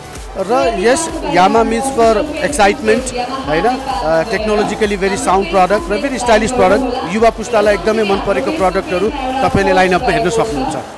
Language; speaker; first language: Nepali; native; Nepali